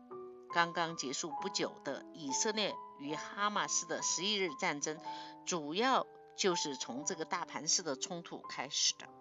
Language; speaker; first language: Chinese; native; Chinese